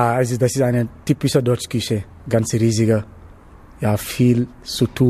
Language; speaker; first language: German; non-native, learner; Wolof